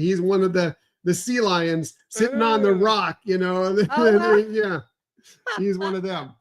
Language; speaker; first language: English; native; English